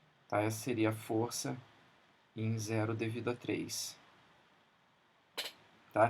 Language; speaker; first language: Portuguese; native; Portuguese